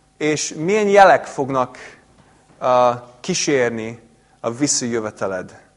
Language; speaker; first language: Hungarian; non-native, fluent; English